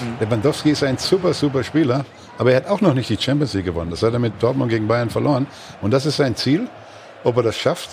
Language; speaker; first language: German; native; German